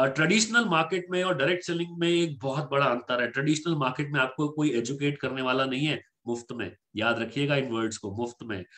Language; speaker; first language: Hindi; native; Hindi